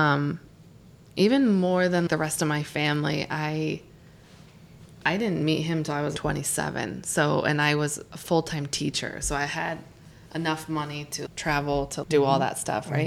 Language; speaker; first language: English; native; English